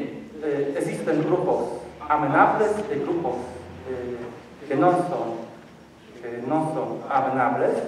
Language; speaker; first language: Spanish; non-native, learner; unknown